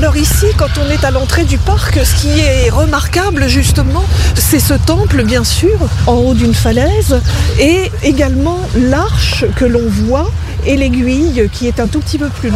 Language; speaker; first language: French; native; French